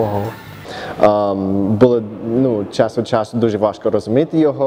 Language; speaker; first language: Ukrainian; early bilingual, heritage; Ukrainian